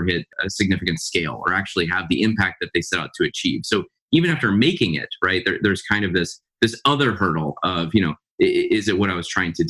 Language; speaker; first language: English; native; English